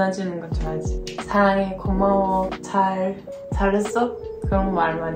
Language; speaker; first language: Korean; non-native, learner; Dutch